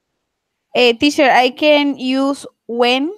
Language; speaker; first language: English; non-native, learner; Spanish